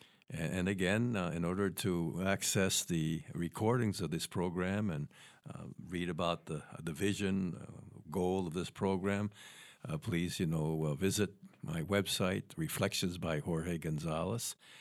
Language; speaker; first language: English; native; English